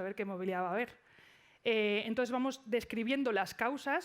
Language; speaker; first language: Spanish; native; Spanish